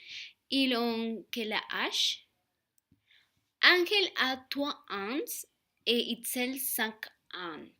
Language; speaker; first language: French; non-native, learner; Spanish